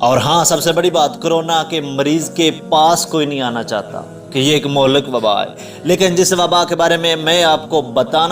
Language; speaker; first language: Urdu; native; Urdu